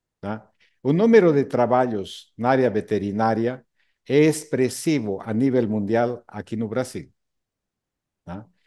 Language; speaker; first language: Portuguese; non-native, fluent; Spanish